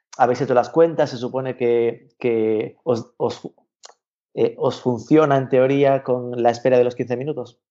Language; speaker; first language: Spanish; native; Spanish